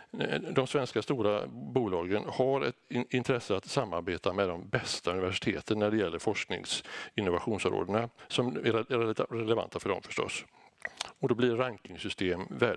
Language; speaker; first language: Swedish; native; Swedish